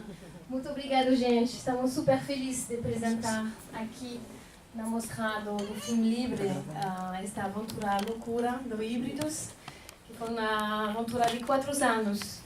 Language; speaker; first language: Portuguese; non-native, fluent; French